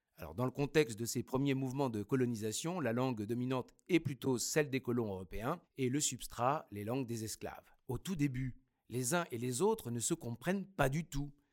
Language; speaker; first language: French; native; French